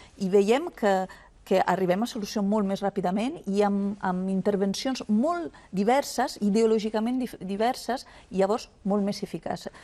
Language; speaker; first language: Catalan; non-native, fluent; Italian